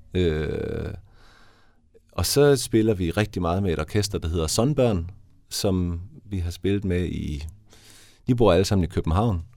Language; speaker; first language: Danish; native; Danish